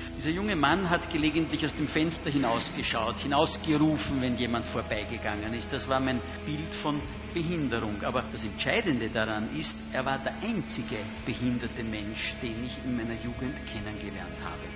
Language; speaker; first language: German; native; German